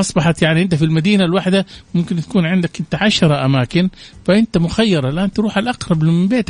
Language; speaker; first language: Arabic; native; Arabic